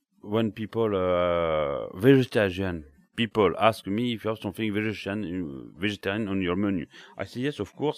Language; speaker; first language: English; non-native, learner; French